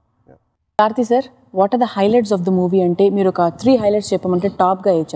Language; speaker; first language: Telugu; native; Telugu